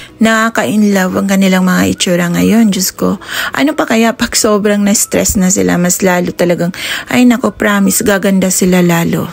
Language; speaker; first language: Filipino; native; Filipino